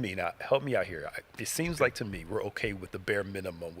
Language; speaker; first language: English; native; English